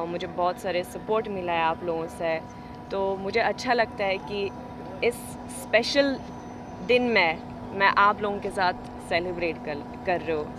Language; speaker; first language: Hindi; non-native, fluent; Swedish